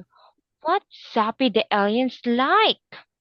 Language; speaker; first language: English; non-native, local second language; Filipino